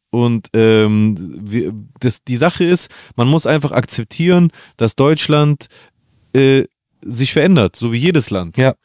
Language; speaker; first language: German; early bilingual, other home language; Greek